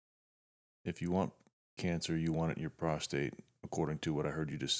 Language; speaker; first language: English; native; English